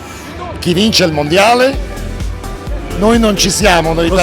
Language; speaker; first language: Italian; native; Italian